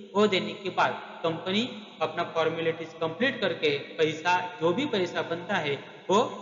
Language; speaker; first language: Hindi; non-native, local second language; Marathi